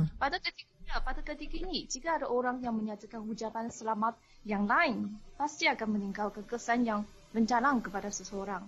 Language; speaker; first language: Malay; non-native, fluent; Chinese